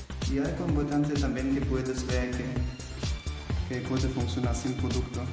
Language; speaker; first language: Spanish; non-native, learner; German